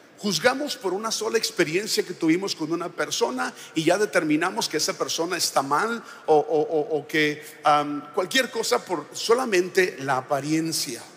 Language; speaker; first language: Spanish; native; Spanish